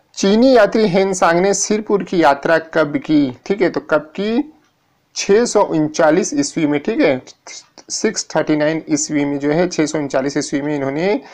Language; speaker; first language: Hindi; native; Hindi